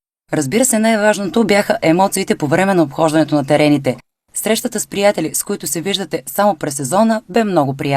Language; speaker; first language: Bulgarian; native; Bulgarian